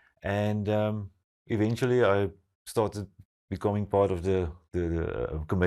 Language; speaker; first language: English; non-native, local second language; Afrikaans